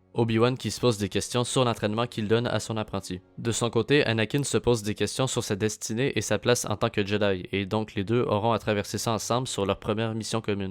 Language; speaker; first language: French; native; French